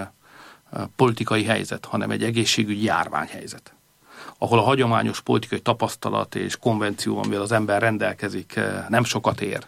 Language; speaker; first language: Hungarian; native; Hungarian